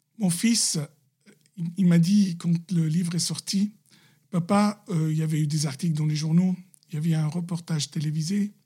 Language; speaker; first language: French; non-native, local second language; Arabic